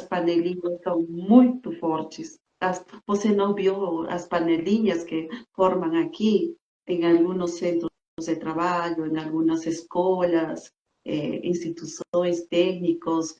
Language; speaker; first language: Portuguese; non-native, fluent; Spanish